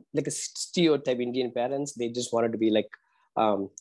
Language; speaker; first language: English; non-native, local second language; Tamil